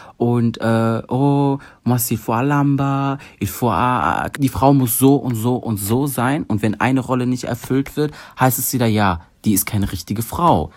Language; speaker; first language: German; early bilingual, other home language; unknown